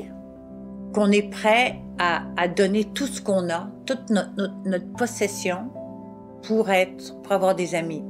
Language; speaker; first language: French; native; French